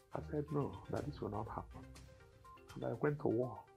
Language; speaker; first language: English; non-native, local second language; Igbo